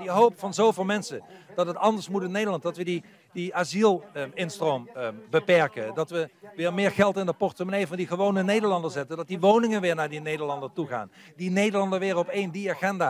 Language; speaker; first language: Dutch; native; Dutch